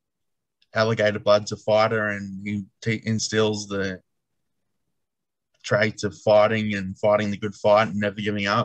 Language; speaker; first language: English; native; English